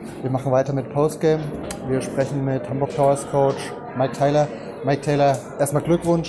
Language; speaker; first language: German; native; German